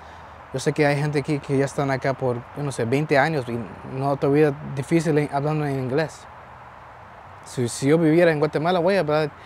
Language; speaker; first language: Spanish; early bilingual, heritage; Spanish